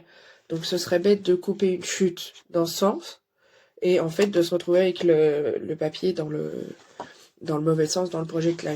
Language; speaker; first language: French; native; French